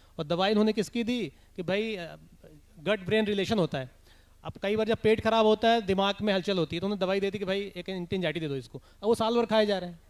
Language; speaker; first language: Hindi; native; Hindi